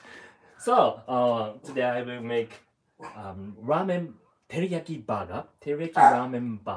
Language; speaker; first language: English; non-native, fluent; Japanese